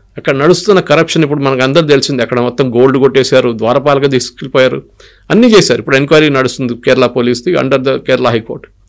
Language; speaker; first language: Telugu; non-native, local second language; Malayalam